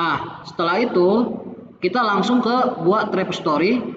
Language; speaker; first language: Indonesian; native; Indonesian